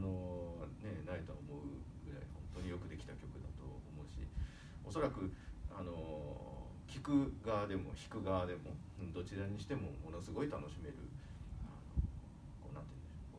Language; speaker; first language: Japanese; native; Japanese